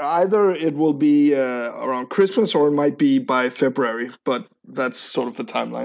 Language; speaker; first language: English; non-native, fluent; Danish